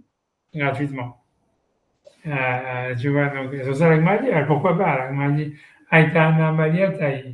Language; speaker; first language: French; native; French